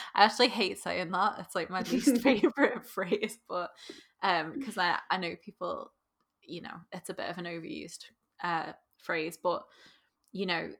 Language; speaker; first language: English; native; English